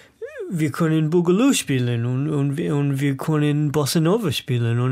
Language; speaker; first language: German; non-native, learner; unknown